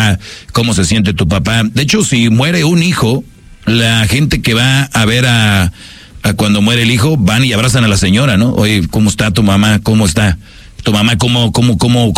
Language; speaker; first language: Spanish; native; Spanish